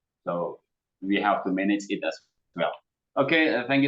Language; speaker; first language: English; non-native, fluent; Indonesian